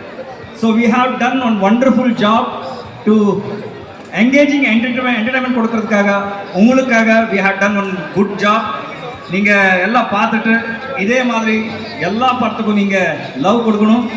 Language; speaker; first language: Tamil; non-native, learner; Kannada